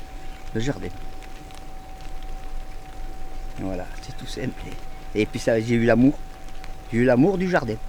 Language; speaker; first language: French; native; French